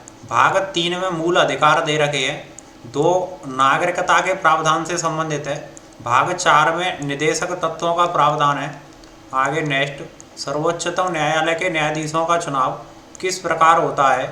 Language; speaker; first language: Hindi; native; Hindi